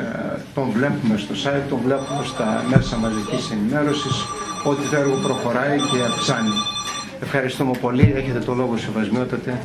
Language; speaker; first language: Greek; native; Greek